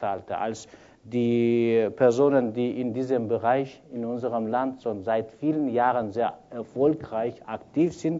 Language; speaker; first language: German; non-native, fluent; Kyrgyz